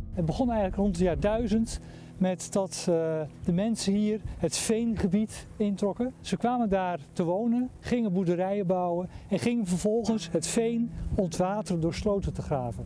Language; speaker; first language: Dutch; native; Dutch